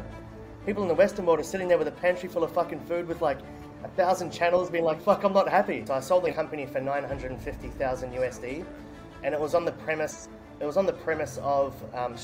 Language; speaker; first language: English; native; English